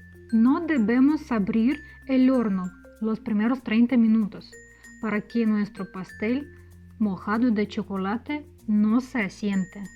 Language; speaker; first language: Spanish; non-native, fluent; Russian